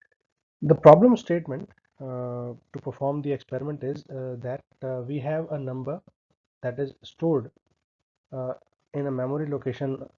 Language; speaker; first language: English; non-native, local second language; Hindi